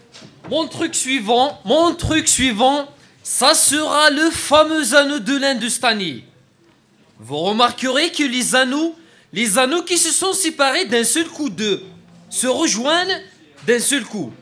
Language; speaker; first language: French; non-native, learner; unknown